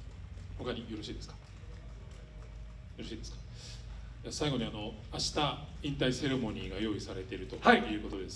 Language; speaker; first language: Japanese; native; Japanese